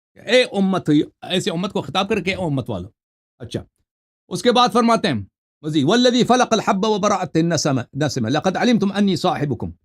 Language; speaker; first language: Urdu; non-native, fluent; Persian